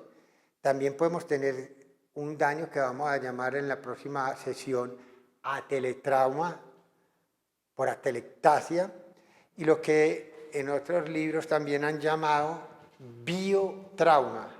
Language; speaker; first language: Spanish; native; Spanish